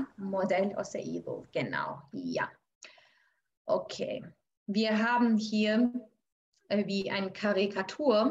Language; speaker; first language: German; non-native, fluent; Albanian